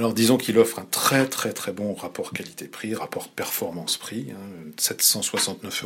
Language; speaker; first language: French; native; French